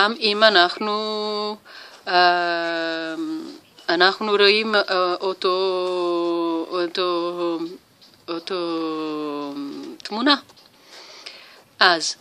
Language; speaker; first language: Hebrew; non-native, learner; Italian